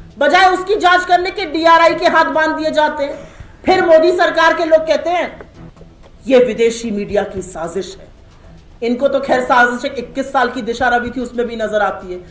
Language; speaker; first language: Hindi; native; Hindi